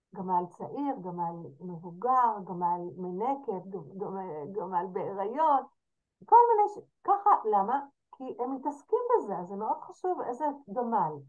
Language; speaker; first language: Hebrew; native; Hebrew